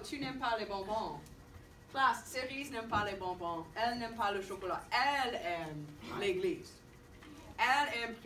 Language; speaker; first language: French; non-native, fluent; English